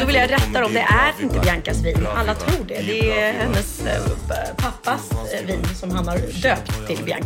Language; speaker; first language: Swedish; native; Swedish